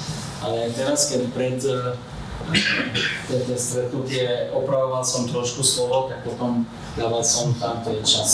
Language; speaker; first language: Slovak; non-native, fluent; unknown